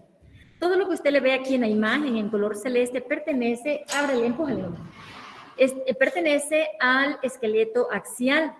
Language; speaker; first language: Spanish; native; Spanish